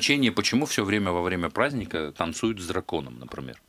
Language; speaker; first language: Russian; native; Russian